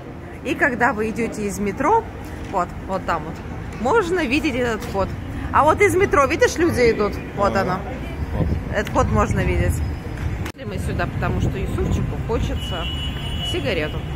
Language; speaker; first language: Russian; native; Russian